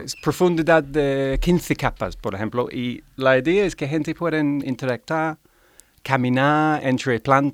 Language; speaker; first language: Spanish; non-native, learner; English